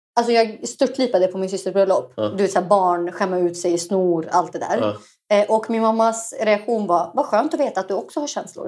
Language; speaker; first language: Swedish; early bilingual, other home language; Arabic